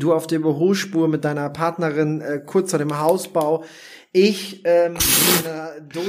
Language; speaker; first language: German; native; German